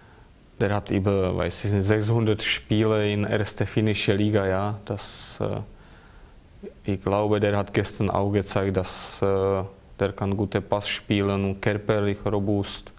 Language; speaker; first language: German; non-native, fluent; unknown